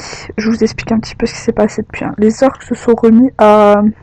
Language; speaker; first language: French; native; French